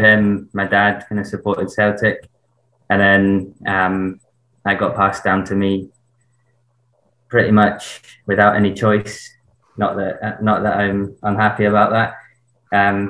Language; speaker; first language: English; native; English